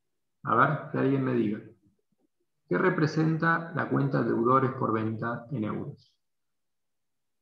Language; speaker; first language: Spanish; native; Spanish